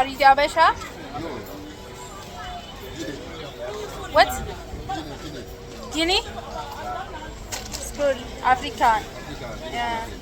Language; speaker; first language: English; non-native, learner; Amharic